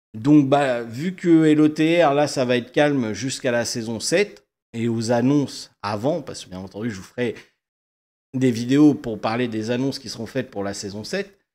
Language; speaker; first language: French; native; French